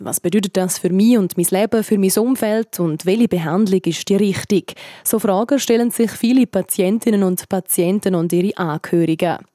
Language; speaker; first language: German; native; German